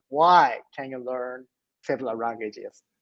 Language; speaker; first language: English; non-native, learner; Japanese